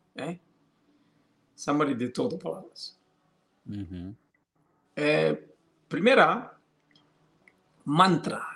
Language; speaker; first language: Portuguese; non-native, fluent; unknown